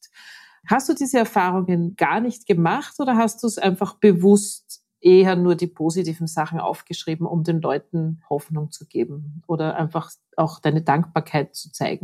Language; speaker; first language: German; native; German